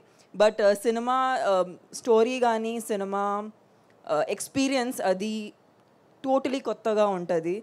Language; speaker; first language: Telugu; non-native, fluent; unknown